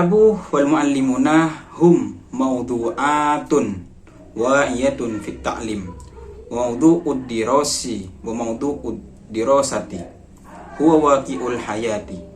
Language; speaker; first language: Arabic; non-native, learner; Indonesian